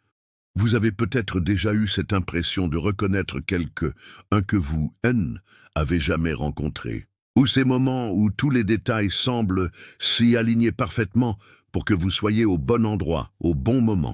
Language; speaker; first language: French; native; French